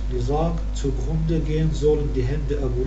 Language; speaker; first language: German; non-native, fluent; Arabic